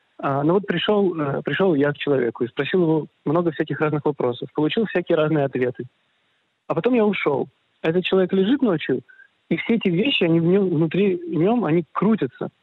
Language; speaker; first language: Russian; early bilingual, other home language; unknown